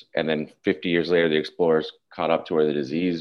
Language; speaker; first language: English; native; English